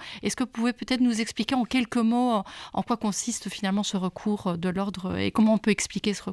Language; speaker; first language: French; native; French